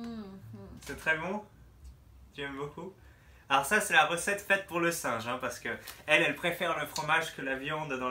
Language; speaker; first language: French; native; French